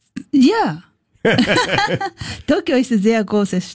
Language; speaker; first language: German; non-native, learner; Japanese